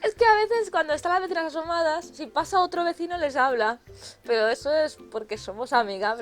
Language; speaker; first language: Spanish; native; Spanish